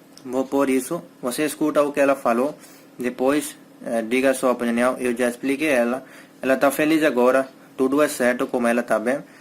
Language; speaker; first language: Portuguese; non-native, learner; Hindi